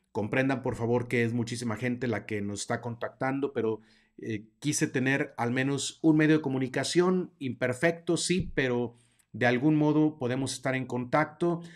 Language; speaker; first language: Spanish; native; Spanish